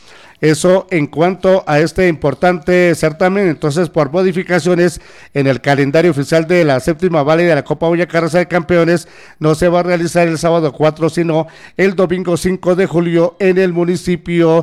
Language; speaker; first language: Spanish; native; Spanish